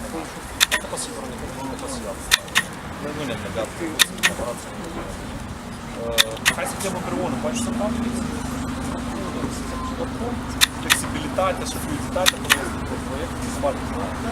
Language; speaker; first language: Romanian; native; Romanian